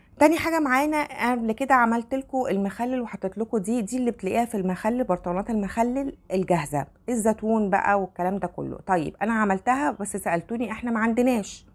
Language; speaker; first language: Arabic; native; Arabic